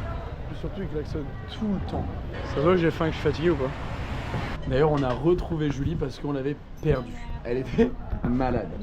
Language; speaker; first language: French; native; French